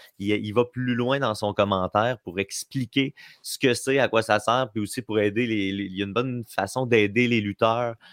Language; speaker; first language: French; native; French